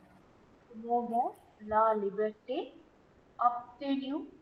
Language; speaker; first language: French; non-native, learner; Tamil